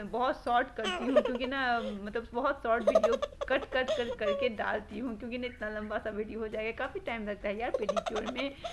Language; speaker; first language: Hindi; native; Hindi